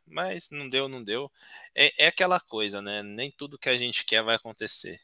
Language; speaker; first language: Portuguese; native; Portuguese